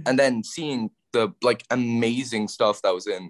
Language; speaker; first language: English; native; English